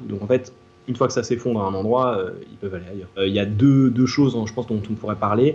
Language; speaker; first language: French; native; French